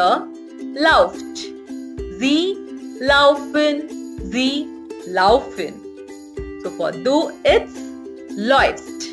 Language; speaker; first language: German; non-native, fluent; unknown